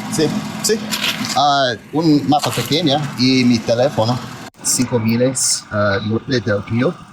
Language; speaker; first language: Spanish; non-native, learner; English